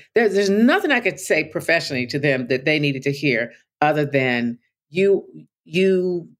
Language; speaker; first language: English; native; English